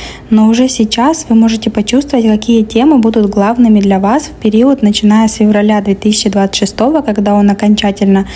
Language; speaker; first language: Russian; native; Russian